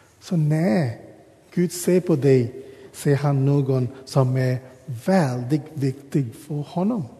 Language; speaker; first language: Swedish; non-native, fluent; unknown